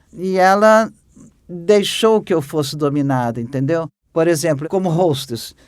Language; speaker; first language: Portuguese; native; Portuguese